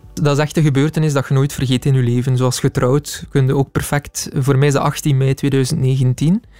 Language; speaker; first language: Dutch; native; Dutch